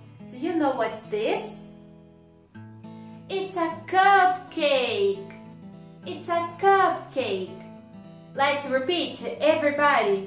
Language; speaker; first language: English; non-native, fluent; Portuguese